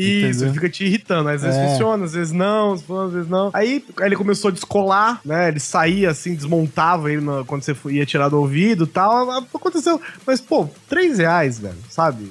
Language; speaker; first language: Portuguese; native; Portuguese